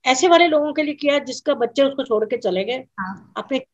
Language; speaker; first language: Hindi; native; Hindi